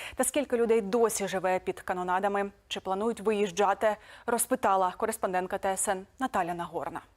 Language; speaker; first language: Ukrainian; native; Ukrainian